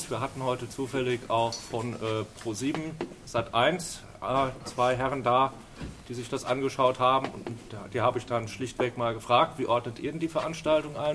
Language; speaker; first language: German; native; German